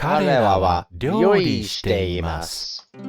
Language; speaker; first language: Japanese; non-native, learner; English